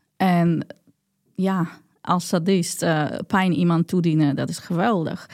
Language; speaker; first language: Dutch; non-native, fluent; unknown